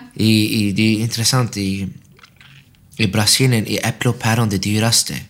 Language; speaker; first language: Swedish; early bilingual, other home language; Arabic